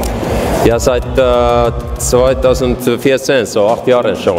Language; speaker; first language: German; non-native, fluent; Finnish